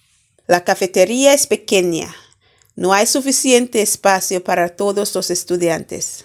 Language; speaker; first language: Spanish; non-native, fluent; English